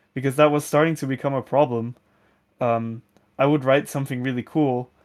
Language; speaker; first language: English; non-native, fluent; Dutch